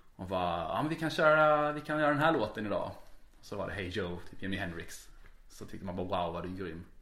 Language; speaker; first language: Swedish; native; Swedish